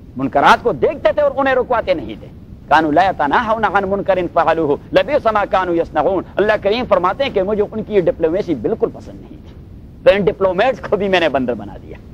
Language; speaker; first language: Urdu; non-native, local second language; Pashto